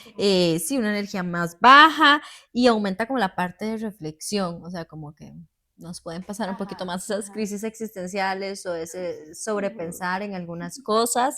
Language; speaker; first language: Spanish; native; Spanish